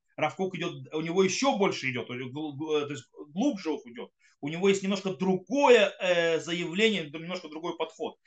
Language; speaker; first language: Russian; early bilingual, heritage; Russian